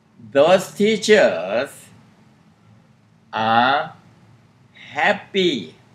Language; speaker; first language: English; non-native, learner; Thai